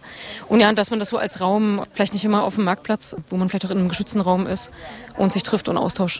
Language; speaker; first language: German; native; German